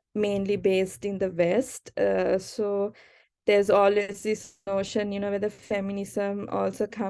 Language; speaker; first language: English; non-native, local second language; Sinhala